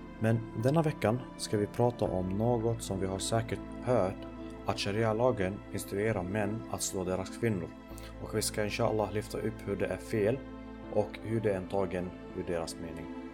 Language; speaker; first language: Swedish; early bilingual, other home language; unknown